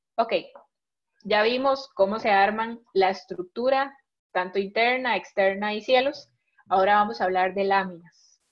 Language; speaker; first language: Spanish; native; Spanish